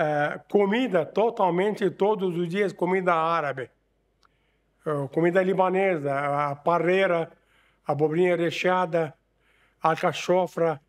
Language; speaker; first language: Portuguese; non-native, fluent; Arabic